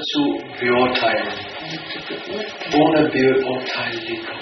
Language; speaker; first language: German; non-native, fluent; Danish